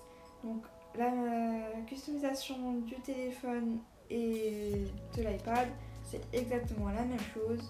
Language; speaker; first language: French; native; French